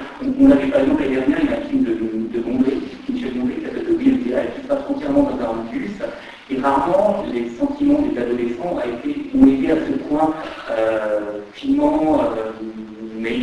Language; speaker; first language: French; native; French